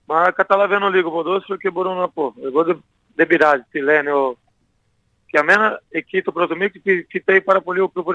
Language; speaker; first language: Greek; non-native, learner; Portuguese